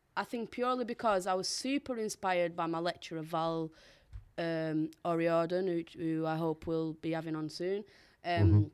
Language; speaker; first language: English; non-native, local second language; Portuguese